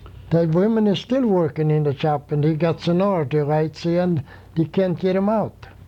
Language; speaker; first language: English; non-native, fluent; Swedish